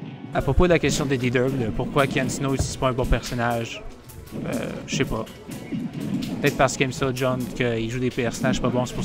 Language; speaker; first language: French; native; French